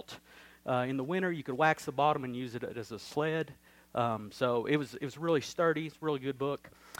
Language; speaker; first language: English; native; English